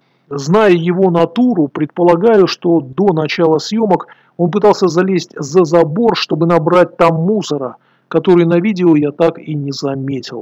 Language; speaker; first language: Russian; native; Russian